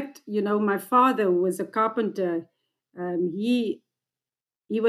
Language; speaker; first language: English; non-native, local second language; Afrikaans